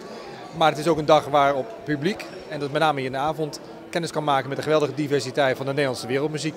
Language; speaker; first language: Dutch; native; Dutch